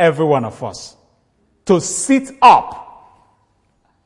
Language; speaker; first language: English; non-native, local second language; Igbo